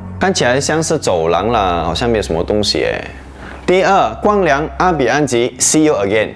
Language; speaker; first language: Chinese; non-native, local second language; Hakka Chinese